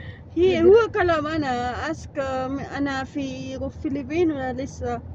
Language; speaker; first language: Arabic; non-native, learner; Filipino